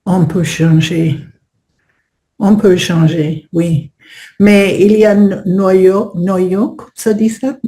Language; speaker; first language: French; non-native, learner; Spanish